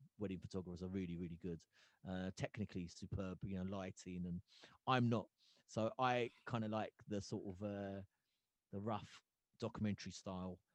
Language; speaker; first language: English; early bilingual, other home language; Punjabi